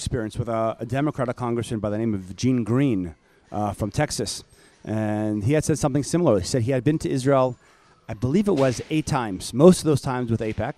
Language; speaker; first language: English; native; English